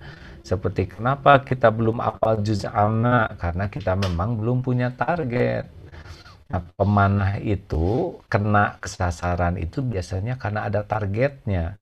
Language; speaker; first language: Indonesian; native; Indonesian